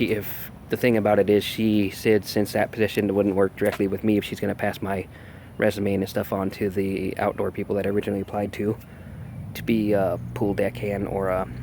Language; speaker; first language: English; native; English